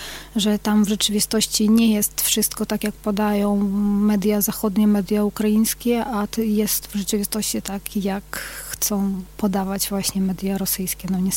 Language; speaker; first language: Polish; non-native, fluent; Ukrainian